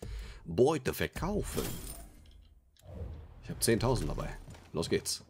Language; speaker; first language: German; native; German